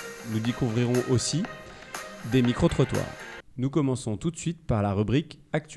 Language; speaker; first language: French; native; French